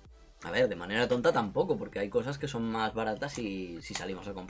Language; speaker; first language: Spanish; native; Spanish